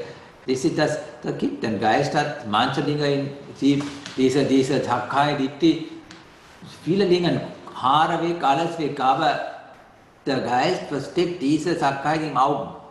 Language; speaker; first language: German; non-native, learner; Sinhala